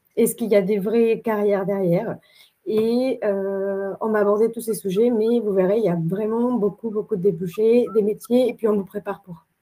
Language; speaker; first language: French; non-native, fluent; Spanish